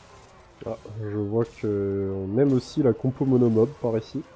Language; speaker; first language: French; native; French